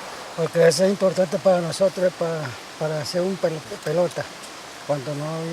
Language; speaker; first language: Spanish; non-native, local second language; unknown